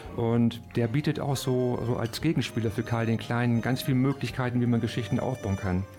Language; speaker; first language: German; native; German